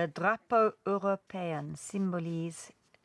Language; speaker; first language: French; non-native, fluent; English